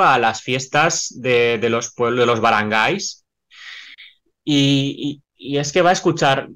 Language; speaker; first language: Spanish; native; Spanish